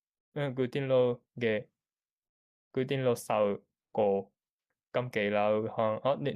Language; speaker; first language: Chinese; non-native, learner; Japanese